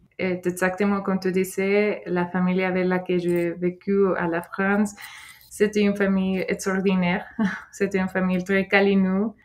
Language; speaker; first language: French; non-native, fluent; Spanish